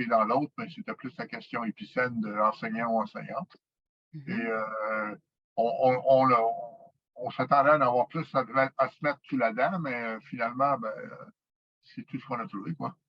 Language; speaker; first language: French; native; French